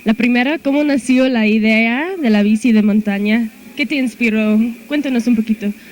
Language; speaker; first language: Spanish; non-native, fluent; English